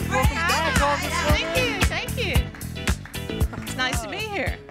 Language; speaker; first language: English; native; English